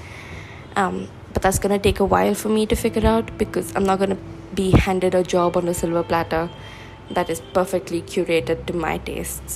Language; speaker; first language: English; non-native, local second language; Hindi